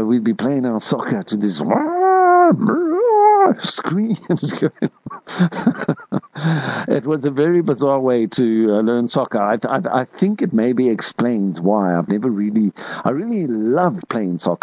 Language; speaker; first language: English; native; English